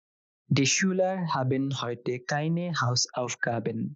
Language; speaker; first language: German; non-native, fluent; Bangla